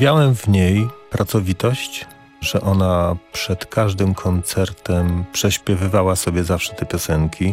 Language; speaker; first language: Polish; native; Polish